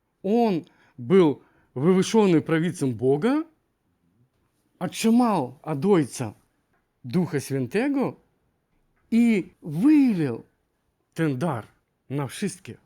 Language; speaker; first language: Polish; non-native, learner; Ukrainian